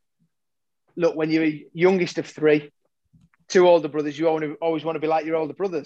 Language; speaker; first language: English; native; English